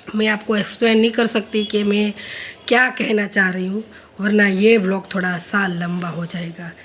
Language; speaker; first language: Hindi; non-native, local second language; Gujarati